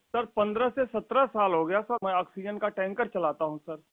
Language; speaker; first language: Hindi; native; Hindi